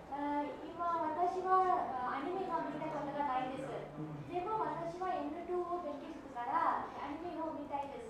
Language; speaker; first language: Japanese; non-native, learner; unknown